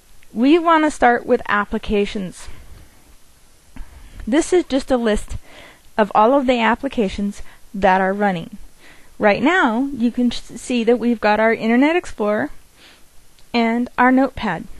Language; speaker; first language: English; native; English